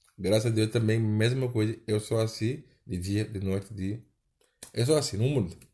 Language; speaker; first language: Portuguese; non-native, learner; Wolof